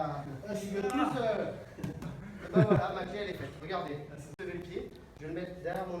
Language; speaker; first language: French; native; French